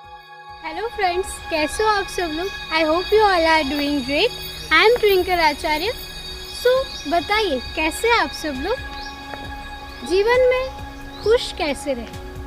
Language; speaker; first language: Hindi; non-native, local second language; Gujarati